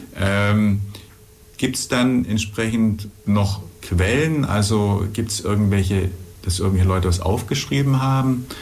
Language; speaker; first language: German; native; German